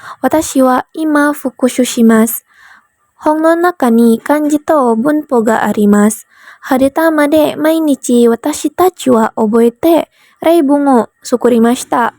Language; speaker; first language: Japanese; non-native, learner; Indonesian